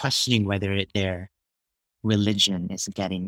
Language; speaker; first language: English; non-native, local second language; Cebuano